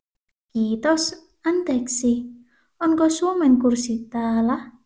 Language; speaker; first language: Finnish; non-native, learner; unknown